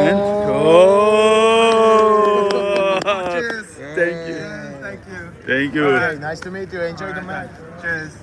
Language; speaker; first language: English; non-native, learner; Turkish